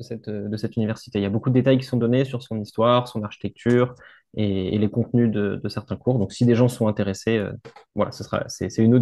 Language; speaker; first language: French; native; French